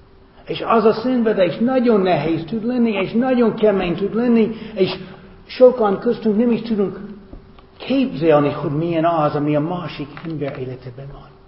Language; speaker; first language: Hungarian; non-native, fluent; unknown